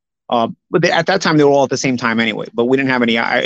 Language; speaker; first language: English; early bilingual, other home language; Italian